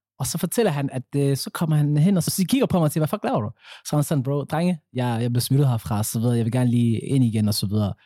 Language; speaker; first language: Danish; early bilingual, other home language; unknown